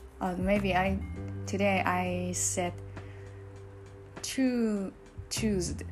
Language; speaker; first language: English; non-native, learner; Japanese